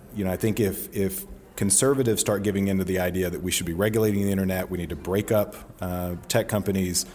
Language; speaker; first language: English; native; English